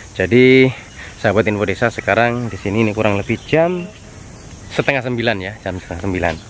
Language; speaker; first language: Indonesian; non-native, local second language; Javanese